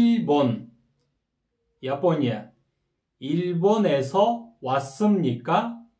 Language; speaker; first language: Korean; non-native, fluent; Kyrgyz